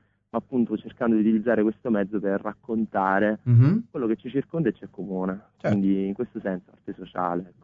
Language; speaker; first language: Italian; native; Italian